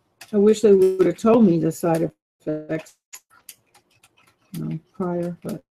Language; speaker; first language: English; native; English